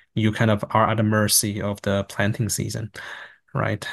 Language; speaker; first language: English; non-native, fluent; Chinese